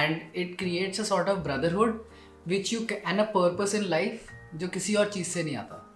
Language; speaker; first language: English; non-native, local second language; Hindi